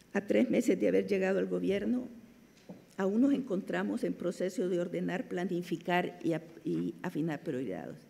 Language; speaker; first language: Spanish; native; Spanish